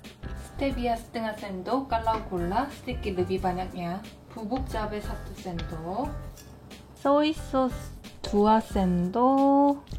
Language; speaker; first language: Indonesian; non-native, fluent; Korean